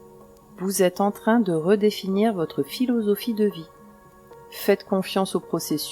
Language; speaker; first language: French; native; French